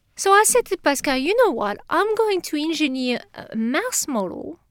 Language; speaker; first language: English; non-native, fluent; French